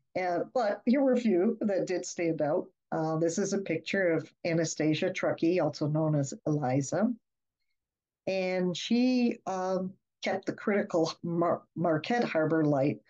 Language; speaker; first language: English; native; English